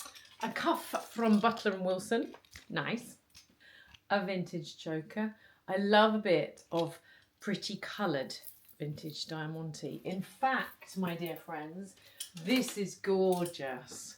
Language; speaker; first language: English; native; English